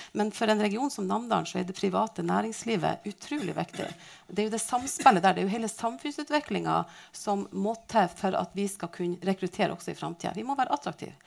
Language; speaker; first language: Norwegian; native; Norwegian